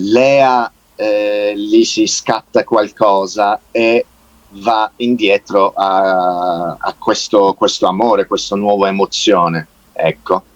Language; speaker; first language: Italian; non-native, fluent; Turkish